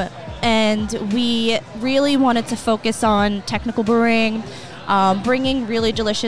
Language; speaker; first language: English; native; English